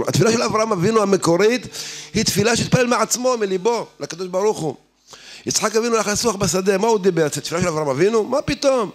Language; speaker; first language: Hebrew; native; Hebrew